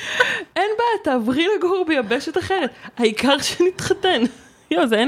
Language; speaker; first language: Hebrew; native; Hebrew